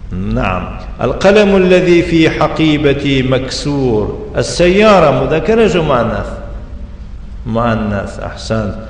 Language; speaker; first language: Arabic; non-native, fluent; Persian